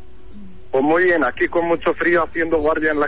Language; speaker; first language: Spanish; non-native, fluent; Arabic